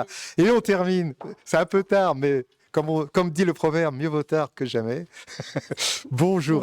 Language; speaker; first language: French; native; French